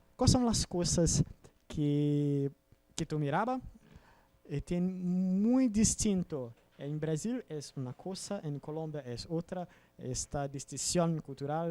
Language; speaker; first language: Spanish; non-native, learner; Portuguese